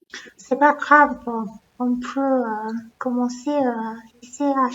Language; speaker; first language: French; non-native, learner; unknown